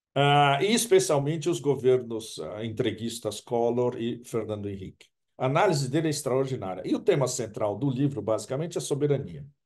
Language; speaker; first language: Portuguese; native; Portuguese